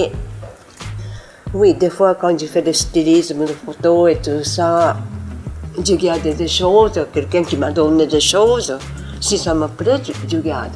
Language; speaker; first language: French; non-native, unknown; Japanese